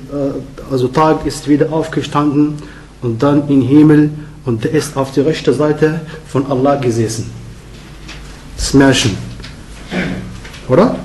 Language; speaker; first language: German; non-native, learner; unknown